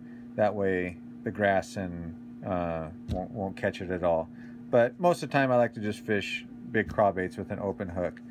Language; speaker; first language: English; native; English